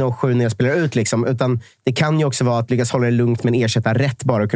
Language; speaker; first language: Swedish; native; Swedish